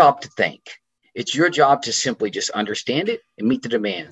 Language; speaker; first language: English; native; English